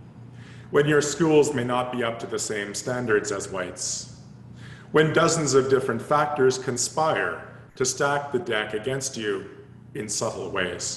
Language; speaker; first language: English; native; English